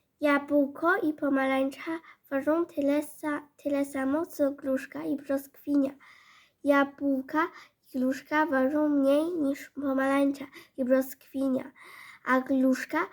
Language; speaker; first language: Polish; non-native, learner; Chinese